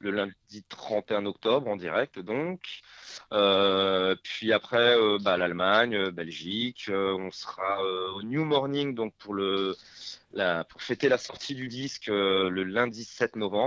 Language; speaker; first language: French; native; French